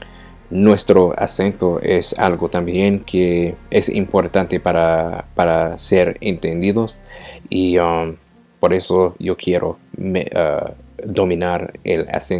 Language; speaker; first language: Spanish; non-native, learner; English